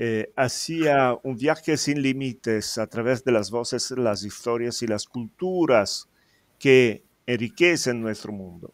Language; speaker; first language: Spanish; non-native, fluent; Italian